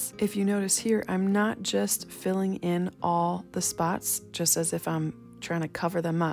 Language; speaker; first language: English; native; English